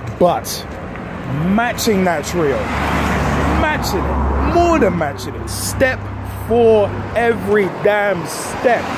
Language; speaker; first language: English; native; English